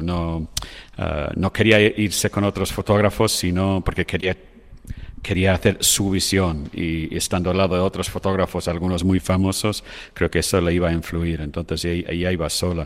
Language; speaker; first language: Spanish; non-native, fluent; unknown